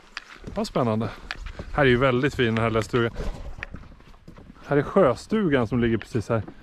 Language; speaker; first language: Swedish; native; Swedish